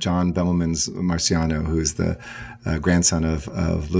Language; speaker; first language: English; native; English